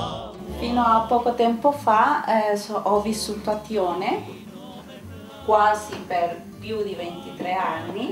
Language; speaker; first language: Italian; non-native, fluent; Spanish